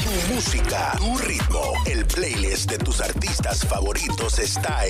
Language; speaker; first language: Spanish; native; Spanish